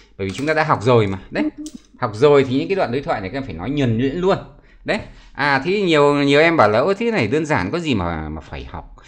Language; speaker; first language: Vietnamese; native; Vietnamese